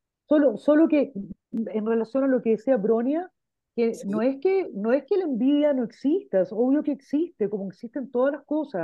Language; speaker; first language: Spanish; native; Spanish